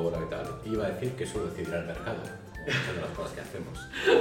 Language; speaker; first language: Spanish; native; Spanish